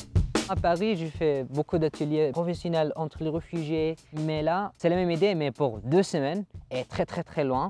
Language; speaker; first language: French; non-native, learner; Arabic